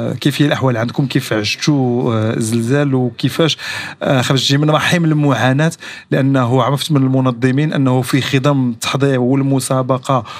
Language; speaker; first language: Arabic; native; Arabic